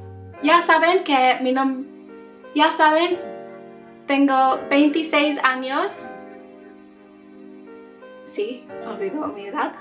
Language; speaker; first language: Spanish; non-native, learner; English